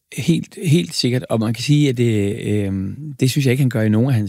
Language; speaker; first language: Danish; native; Danish